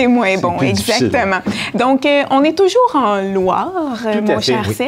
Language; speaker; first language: French; native; French